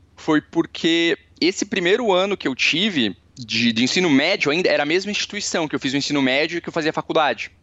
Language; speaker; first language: Portuguese; native; Portuguese